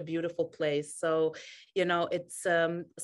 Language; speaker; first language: English; non-native, fluent; German